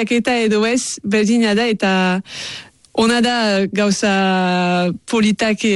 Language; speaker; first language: Basque; non-native, local second language; French